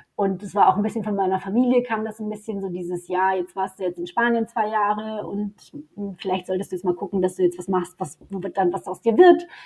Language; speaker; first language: German; native; German